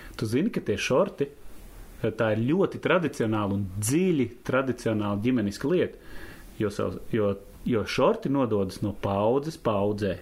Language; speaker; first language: Latvian; native; Latvian